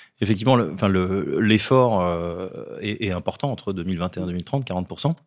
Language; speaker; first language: French; native; French